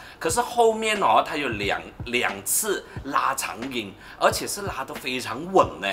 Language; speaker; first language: Chinese; native; Chinese